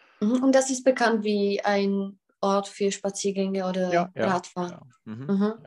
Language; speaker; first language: German; non-native, learner; Czech